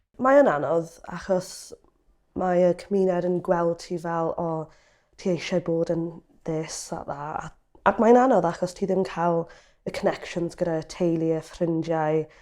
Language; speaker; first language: Welsh; early bilingual, other home language; English